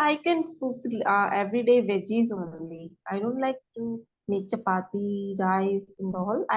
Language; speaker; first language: English; non-native, learner; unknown